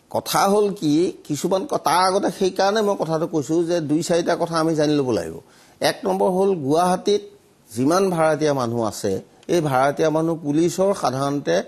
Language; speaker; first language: Assamese; native; Assamese